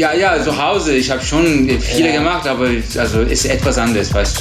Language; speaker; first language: German; non-native, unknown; Turkish